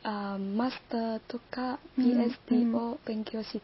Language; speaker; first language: Japanese; non-native, learner; Vietnamese